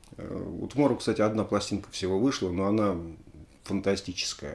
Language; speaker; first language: Russian; native; Russian